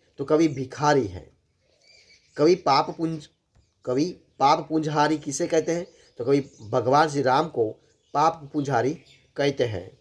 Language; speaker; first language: Hindi; non-native, local second language; Gujarati